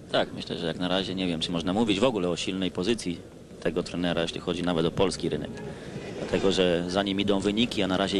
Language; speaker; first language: Polish; native; Polish